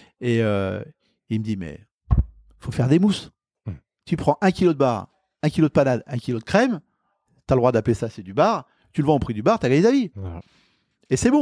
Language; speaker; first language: French; native; French